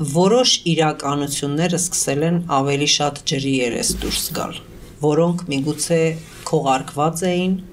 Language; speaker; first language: Armenian; early bilingual, heritage; Armenian